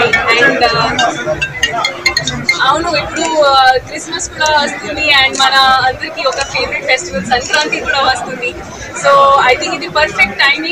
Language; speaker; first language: Telugu; non-native, learner; Hindi